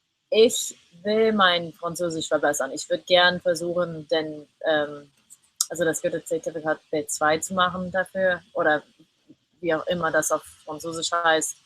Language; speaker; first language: German; non-native, fluent; English